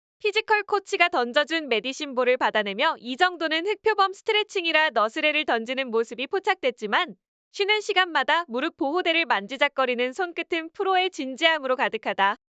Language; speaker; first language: Korean; native; Korean